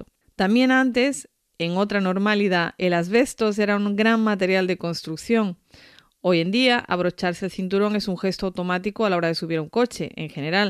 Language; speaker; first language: Spanish; native; Spanish